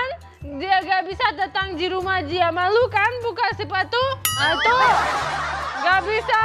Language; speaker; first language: Indonesian; non-native, learner; Russian